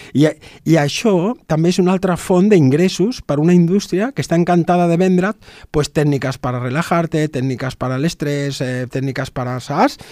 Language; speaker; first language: Catalan; non-native, local second language; Spanish